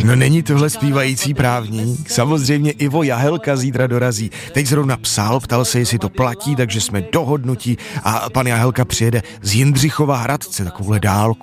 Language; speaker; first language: Czech; native; Czech